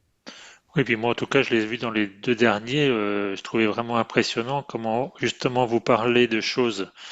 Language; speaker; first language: French; native; French